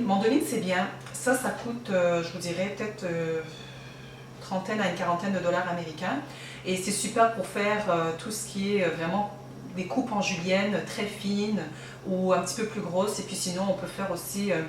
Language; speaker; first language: French; native; French